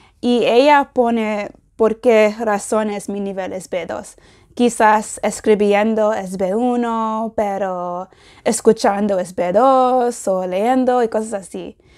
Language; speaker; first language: Spanish; non-native, learner; English